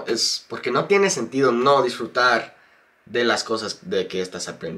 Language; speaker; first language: Spanish; non-native, fluent; English